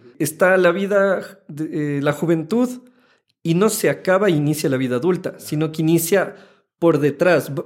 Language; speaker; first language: Spanish; native; Spanish